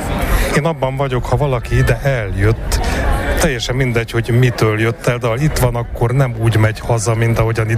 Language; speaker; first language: Hungarian; native; Hungarian